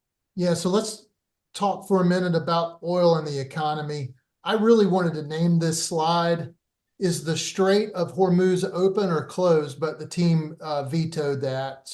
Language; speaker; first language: English; native; English